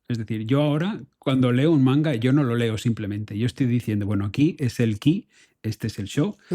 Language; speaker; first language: Spanish; native; Spanish